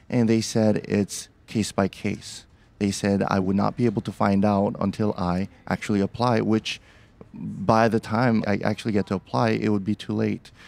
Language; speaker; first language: English; early bilingual, other home language; Korean